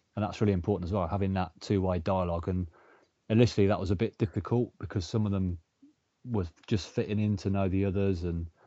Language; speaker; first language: English; native; English